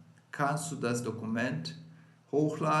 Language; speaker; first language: German; non-native, fluent; Portuguese